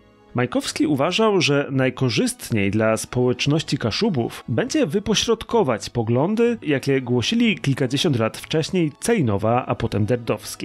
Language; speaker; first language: Polish; native; Polish